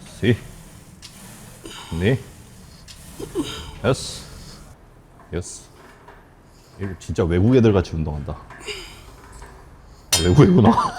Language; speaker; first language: Korean; native; Korean